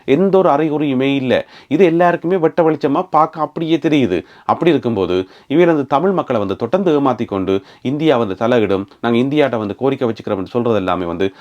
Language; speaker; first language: Tamil; native; Tamil